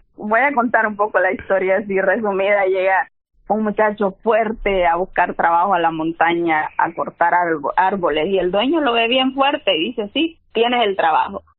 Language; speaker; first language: Spanish; native; Spanish